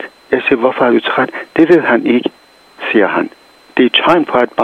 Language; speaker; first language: Danish; non-native, fluent; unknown